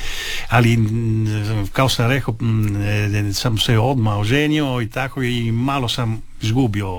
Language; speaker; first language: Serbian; early bilingual, heritage; Italian